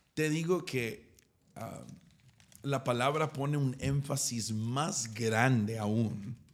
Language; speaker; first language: Spanish; early bilingual, heritage; Spanish